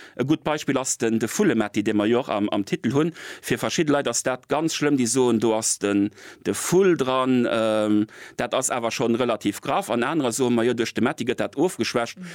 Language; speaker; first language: Luxembourgish; native; Luxembourgish